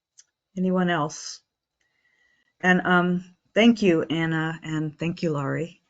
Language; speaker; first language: English; native; English